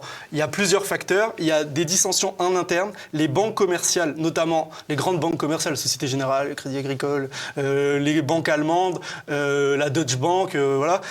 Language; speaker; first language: French; native; French